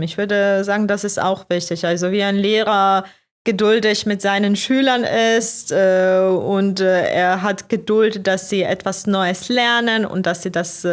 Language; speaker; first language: German; non-native, fluent; Croatian